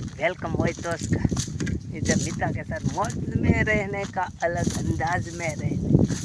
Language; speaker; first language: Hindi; non-native, local second language; Gujarati